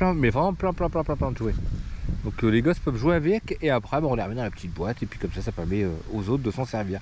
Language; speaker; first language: French; native; French